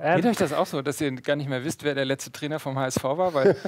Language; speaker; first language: German; native; German